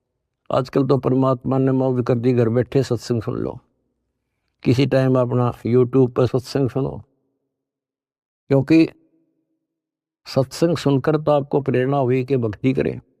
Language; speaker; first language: Hindi; native; Hindi